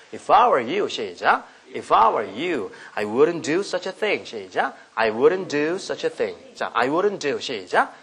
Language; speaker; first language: English; non-native, fluent; Korean